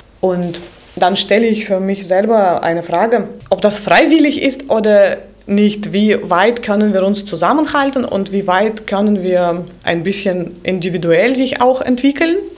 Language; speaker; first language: German; non-native, fluent; Russian